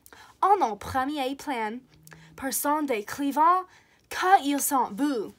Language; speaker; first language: French; non-native, learner; English